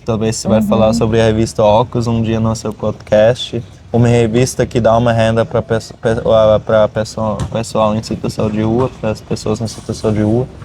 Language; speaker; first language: Portuguese; non-native, fluent; German